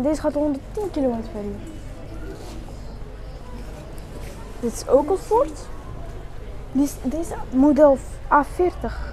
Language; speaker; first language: Dutch; early bilingual, other home language; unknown